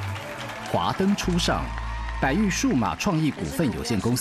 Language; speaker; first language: Chinese; native; Chinese